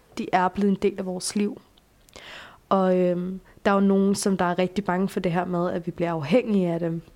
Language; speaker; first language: Danish; early bilingual, other home language; Bulgarian